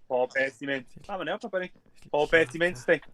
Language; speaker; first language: Welsh; native; Welsh